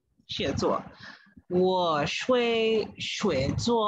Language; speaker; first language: Chinese; non-native, learner; English